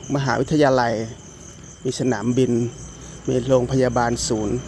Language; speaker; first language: Thai; native; Thai